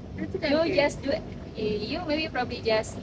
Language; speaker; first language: English; non-native, learner; Indonesian